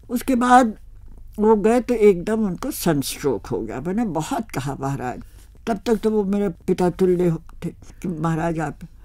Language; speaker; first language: Hindi; native; Hindi